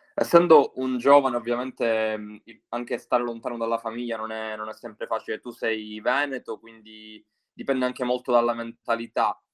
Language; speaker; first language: Italian; native; Italian